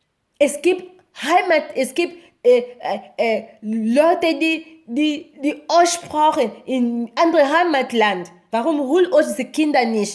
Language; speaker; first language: German; non-native, learner; Lingala